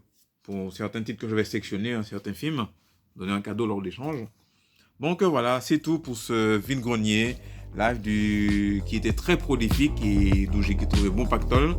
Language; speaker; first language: French; native; French